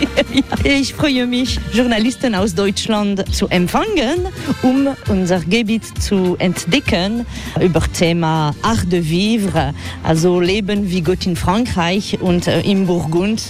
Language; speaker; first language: German; non-native, learner; French